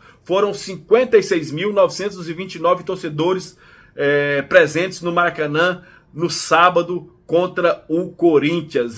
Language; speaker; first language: Portuguese; native; Portuguese